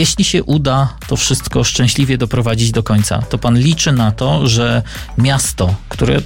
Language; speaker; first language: Polish; native; Polish